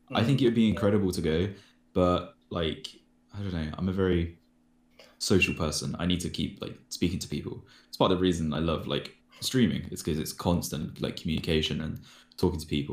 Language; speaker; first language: English; native; English